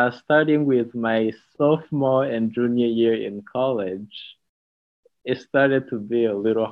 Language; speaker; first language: English; non-native, local second language; Kinyarwanda